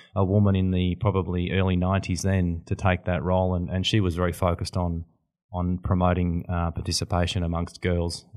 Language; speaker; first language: English; native; English